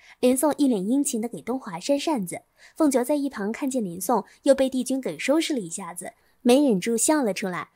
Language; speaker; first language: Chinese; native; Chinese